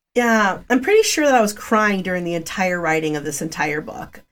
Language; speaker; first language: English; early bilingual, other home language; Spanish